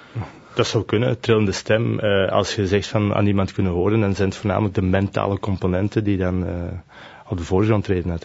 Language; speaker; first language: Dutch; native; Dutch